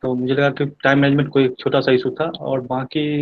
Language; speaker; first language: Hindi; native; Hindi